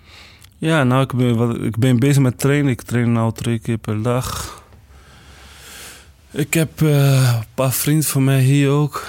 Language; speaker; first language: Dutch; non-native, learner; Portuguese